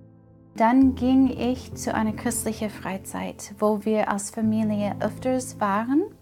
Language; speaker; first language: German; non-native, fluent; English